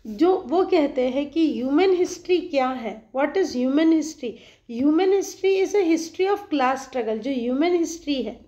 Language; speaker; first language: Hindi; non-native, local second language; Marathi